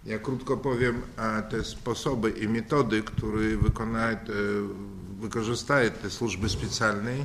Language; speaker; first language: Polish; non-native, learner; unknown